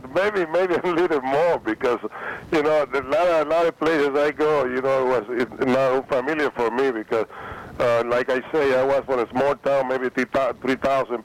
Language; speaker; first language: English; non-native, fluent; Spanish